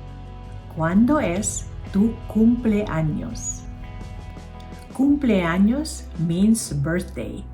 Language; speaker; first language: Spanish; non-native, fluent; Filipino